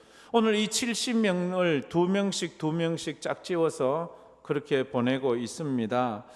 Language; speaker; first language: Korean; native; Korean